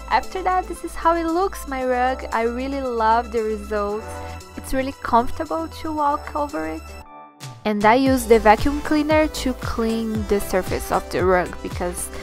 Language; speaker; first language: English; non-native, learner; Portuguese